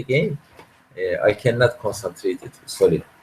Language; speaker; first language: English; non-native, learner; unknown